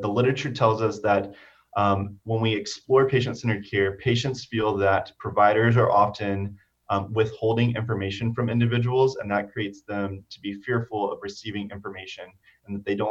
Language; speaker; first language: English; native; English